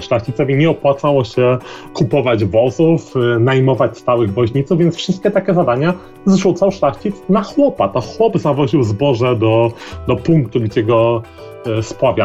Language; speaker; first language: Polish; native; Polish